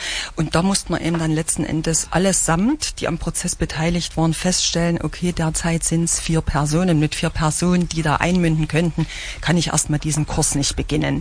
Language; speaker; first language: German; native; German